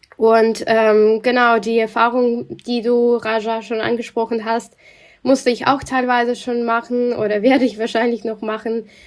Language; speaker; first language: German; non-native, fluent; Russian